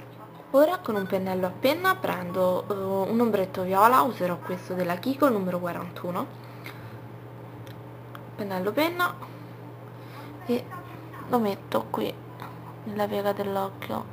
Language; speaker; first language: Italian; native; Italian